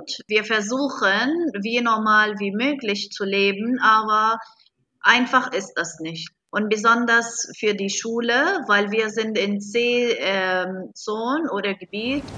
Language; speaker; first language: German; non-native, fluent; Arabic